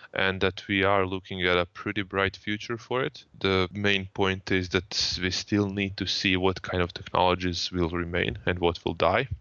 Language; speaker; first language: English; non-native, fluent; Croatian